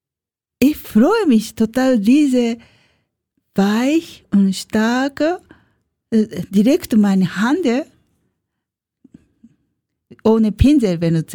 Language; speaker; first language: German; non-native, learner; Japanese